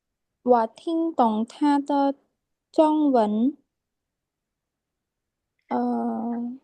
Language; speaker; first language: Chinese; non-native, learner; Khmer